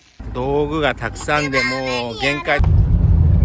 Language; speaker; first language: Japanese; non-native, learner; Chinese